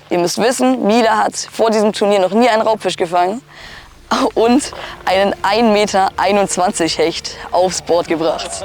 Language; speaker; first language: German; native; German